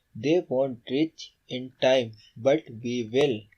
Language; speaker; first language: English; non-native, learner; Urdu